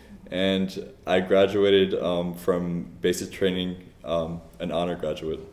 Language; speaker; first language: English; native; English